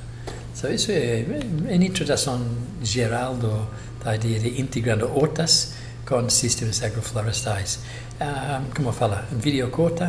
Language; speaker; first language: Portuguese; non-native, fluent; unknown